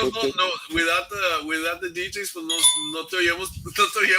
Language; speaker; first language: Spanish; early bilingual, other home language; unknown